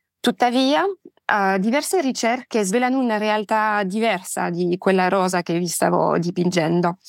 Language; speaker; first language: Italian; non-native, fluent; French